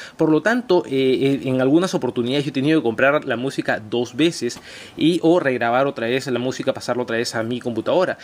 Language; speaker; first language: Spanish; native; Spanish